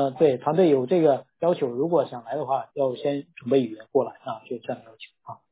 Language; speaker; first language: Chinese; non-native, local second language; Korean